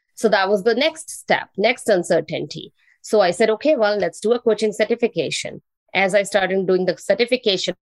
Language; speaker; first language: English; non-native, local second language; Hindi